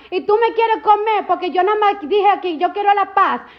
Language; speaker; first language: Spanish; early bilingual, heritage; Spanish